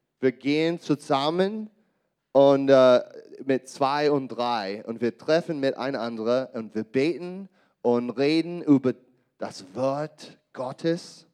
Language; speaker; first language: German; non-native, learner; English